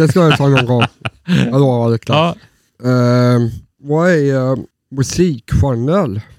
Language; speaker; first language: Swedish; non-native, learner; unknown